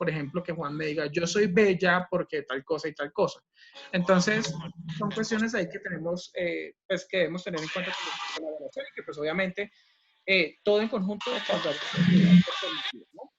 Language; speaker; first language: Spanish; native; Spanish